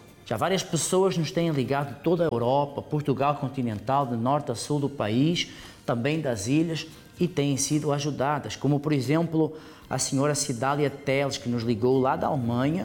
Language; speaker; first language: Portuguese; native; Portuguese